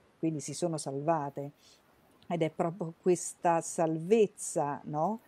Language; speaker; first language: Italian; native; Italian